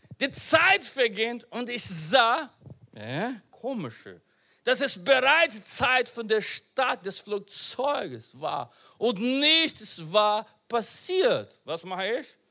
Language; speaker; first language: German; non-native, learner; Portuguese